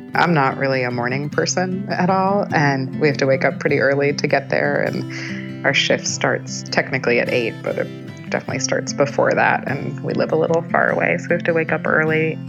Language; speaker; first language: English; native; English